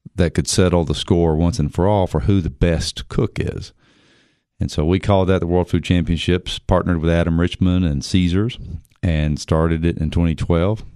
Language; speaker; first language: English; native; English